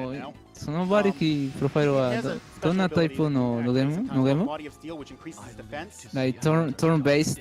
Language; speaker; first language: Japanese; non-native, learner; Spanish